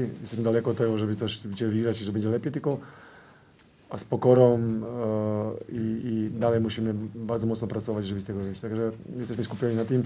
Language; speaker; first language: Polish; non-native, fluent; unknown